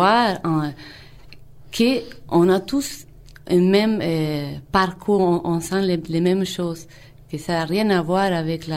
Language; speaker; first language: French; non-native, fluent; Spanish